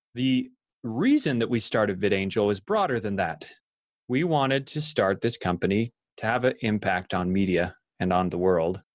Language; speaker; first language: English; native; English